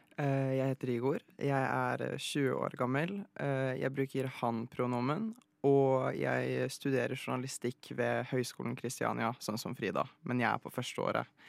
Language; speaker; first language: Norwegian; early bilingual, other home language; Polish